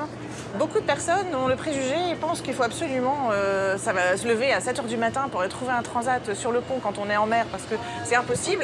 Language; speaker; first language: French; native; French